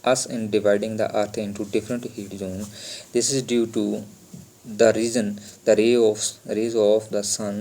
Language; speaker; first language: English; non-native, local second language; Punjabi